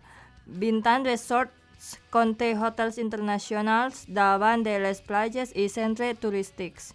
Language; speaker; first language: Catalan; non-native, fluent; Indonesian